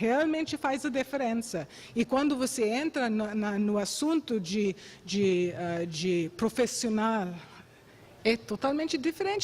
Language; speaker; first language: Portuguese; non-native, fluent; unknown